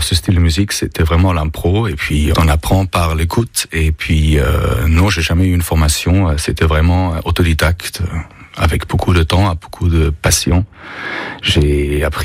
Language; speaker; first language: French; non-native, fluent; German